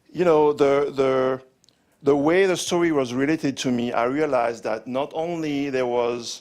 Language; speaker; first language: English; non-native, fluent; French